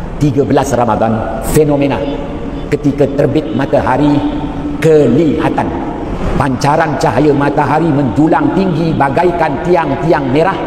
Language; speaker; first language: Malay; native; Malay